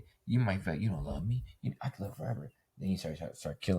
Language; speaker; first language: English; native; English